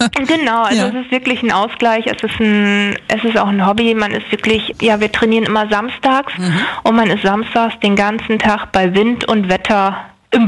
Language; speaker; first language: German; native; German